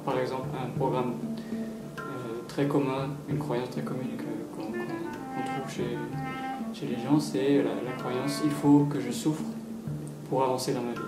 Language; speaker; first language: French; native; French